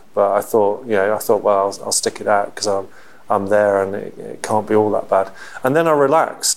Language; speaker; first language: English; native; English